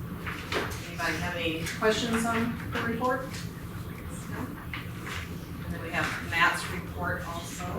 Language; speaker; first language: English; native; English